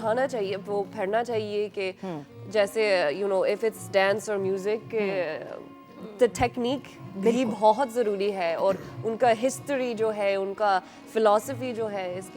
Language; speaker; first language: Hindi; non-native, learner; English